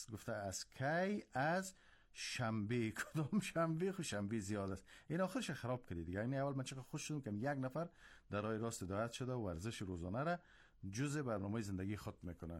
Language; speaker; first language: Persian; native; Persian